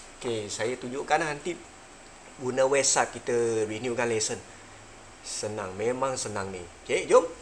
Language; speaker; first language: Malay; non-native, local second language; Chinese